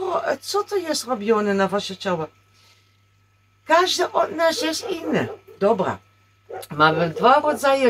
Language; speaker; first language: Polish; non-native, learner; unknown